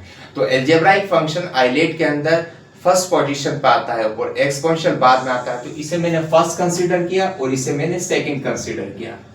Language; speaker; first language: Hindi; native; Hindi